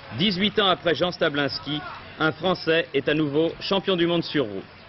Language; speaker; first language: French; native; French